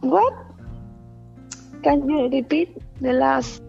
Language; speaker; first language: English; non-native, learner; Spanish